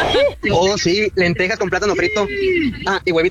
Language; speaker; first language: Spanish; native; Spanish